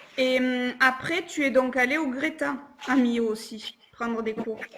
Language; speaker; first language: French; native; French